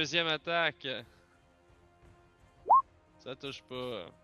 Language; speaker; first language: French; native; French